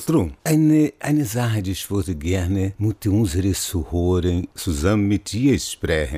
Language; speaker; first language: German; non-native, fluent; Portuguese